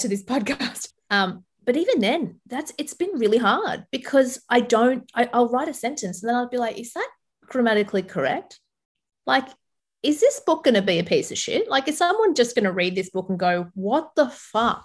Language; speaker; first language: English; early bilingual, other home language; Arabic